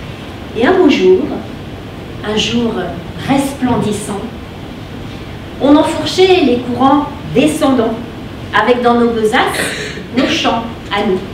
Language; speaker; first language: French; native; French